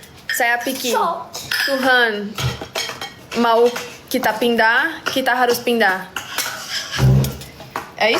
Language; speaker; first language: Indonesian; non-native, learner; Portuguese